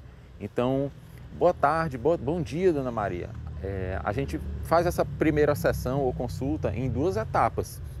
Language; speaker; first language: Portuguese; native; Portuguese